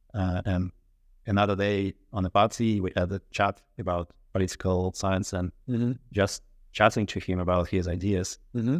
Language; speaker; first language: English; non-native, fluent; Russian